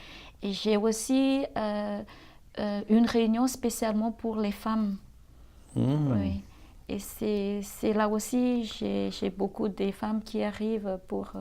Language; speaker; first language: French; non-native, local second language; Malagasy